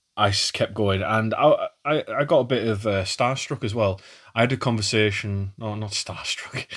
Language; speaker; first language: English; native; English